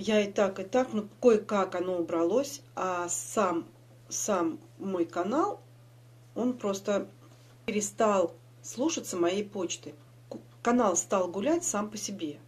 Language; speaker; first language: Russian; native; Russian